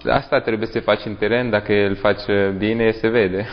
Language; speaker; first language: Romanian; non-native, learner; French